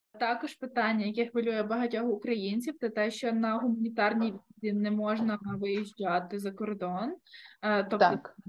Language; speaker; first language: Ukrainian; native; Ukrainian